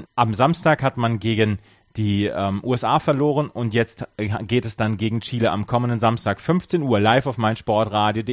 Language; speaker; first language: German; native; German